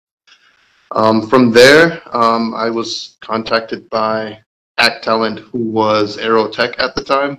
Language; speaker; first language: English; native; English